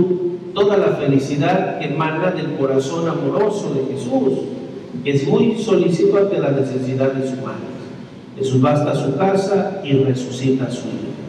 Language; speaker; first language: Spanish; native; Spanish